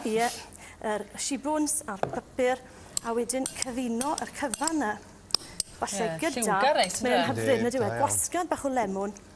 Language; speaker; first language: Welsh; native; Welsh